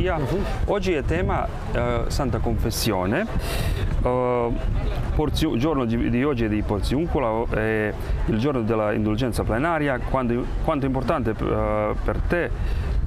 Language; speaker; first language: Italian; non-native, fluent; Croatian